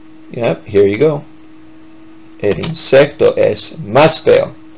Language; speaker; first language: Spanish; non-native, fluent; English